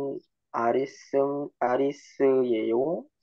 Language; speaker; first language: Korean; non-native, learner; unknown